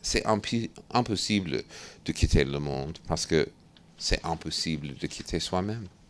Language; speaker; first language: French; non-native, fluent; English